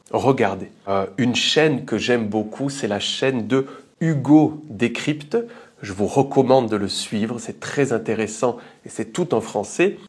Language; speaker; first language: French; native; French